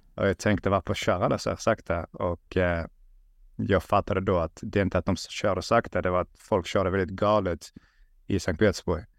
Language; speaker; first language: Swedish; early bilingual, other home language; Russian